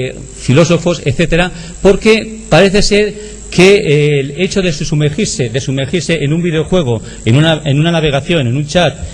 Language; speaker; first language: Spanish; native; Spanish